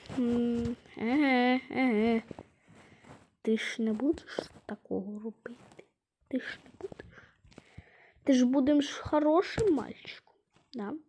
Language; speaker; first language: Ukrainian; non-native, local second language; Russian